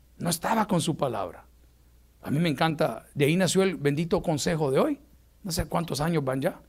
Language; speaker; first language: Spanish; native; Spanish